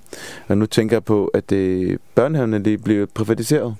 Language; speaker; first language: Danish; non-native, fluent; Hebrew